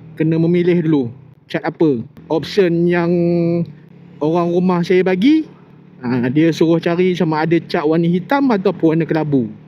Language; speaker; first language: Malay; native; Malay